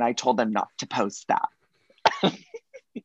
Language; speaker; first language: English; native; English